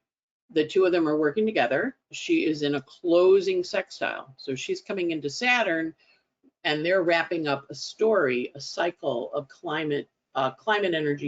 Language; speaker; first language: English; native; English